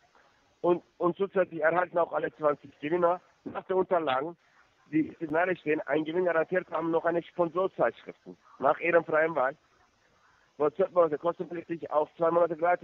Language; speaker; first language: German; non-native, fluent; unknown